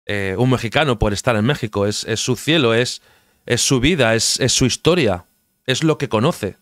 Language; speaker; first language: Spanish; native; Spanish